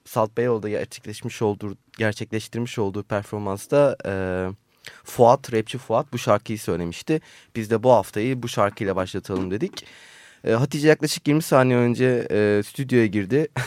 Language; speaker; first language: Turkish; native; Turkish